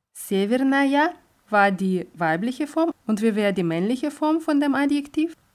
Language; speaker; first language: German; non-native, fluent; Russian